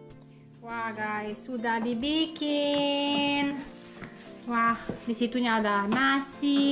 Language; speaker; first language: Indonesian; non-native, learner; Serbian